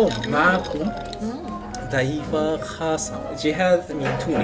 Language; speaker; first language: Arabic; non-native, learner; Korean